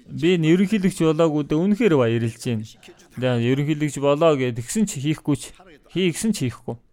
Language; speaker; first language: Mongolian; non-native, fluent; Korean